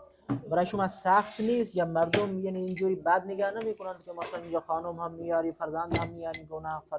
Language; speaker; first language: Persian; non-native, learner; Urdu